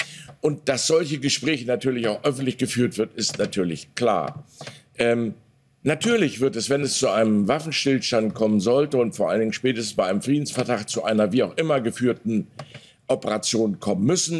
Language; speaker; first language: German; native; German